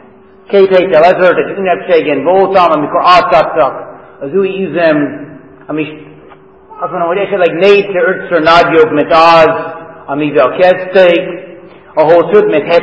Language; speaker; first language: Hungarian; non-native, fluent; English